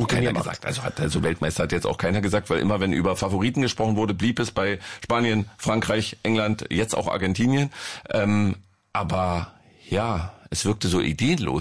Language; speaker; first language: German; native; German